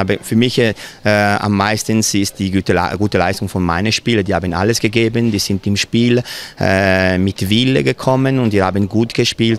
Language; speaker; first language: German; non-native, local second language; Italian